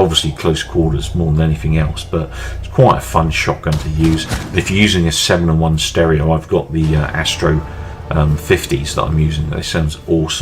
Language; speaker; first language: English; native; English